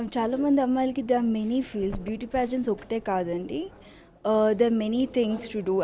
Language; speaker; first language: Telugu; native; Telugu